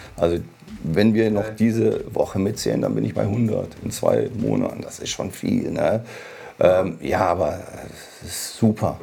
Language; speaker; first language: German; native; German